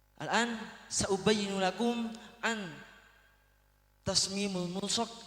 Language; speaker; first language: Arabic; non-native, fluent; Indonesian